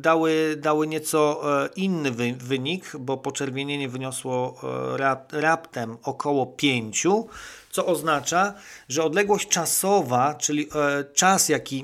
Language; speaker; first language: Polish; native; Polish